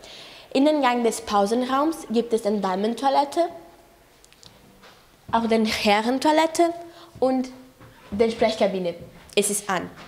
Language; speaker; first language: German; non-native, learner; Portuguese